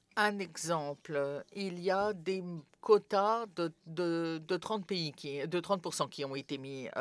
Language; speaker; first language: French; non-native, fluent; Serbian